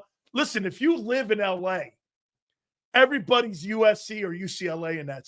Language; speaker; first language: English; native; English